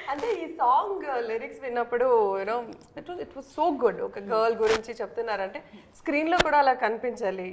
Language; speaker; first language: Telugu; early bilingual, heritage; Telugu